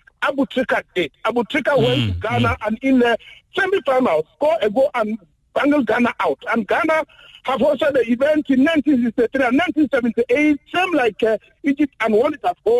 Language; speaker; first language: English; non-native, local second language; Akan